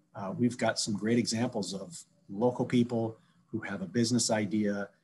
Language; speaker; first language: English; native; English